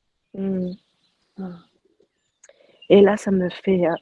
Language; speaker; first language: French; native; French